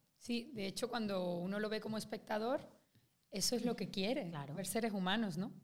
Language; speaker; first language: Spanish; native; Spanish